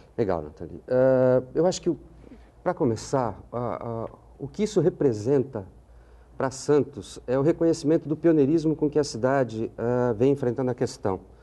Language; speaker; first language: Portuguese; native; Portuguese